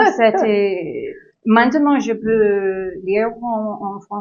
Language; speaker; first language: French; non-native, learner; English